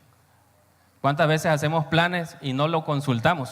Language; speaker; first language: Spanish; native; Spanish